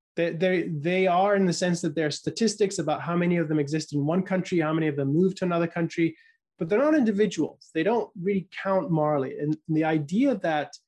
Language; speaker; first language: English; native; English